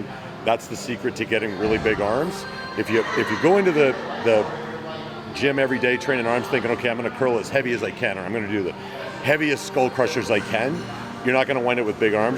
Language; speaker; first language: English; native; English